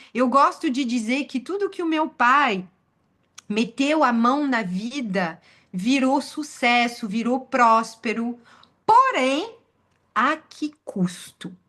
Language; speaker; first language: Portuguese; non-native, fluent; French